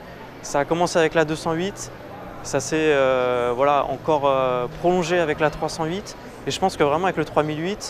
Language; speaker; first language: French; native; French